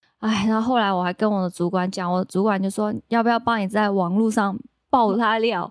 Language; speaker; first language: Chinese; non-native, local second language; Cantonese